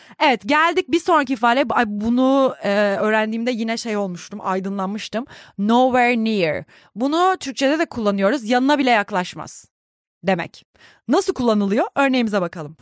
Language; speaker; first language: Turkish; native; Turkish